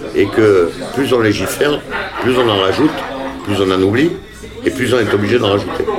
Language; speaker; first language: French; native; French